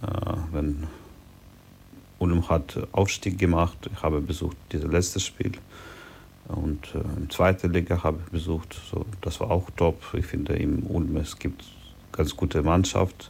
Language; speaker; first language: German; non-native, learner; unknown